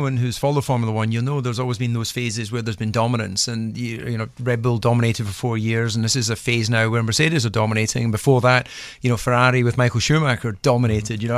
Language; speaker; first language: English; native; English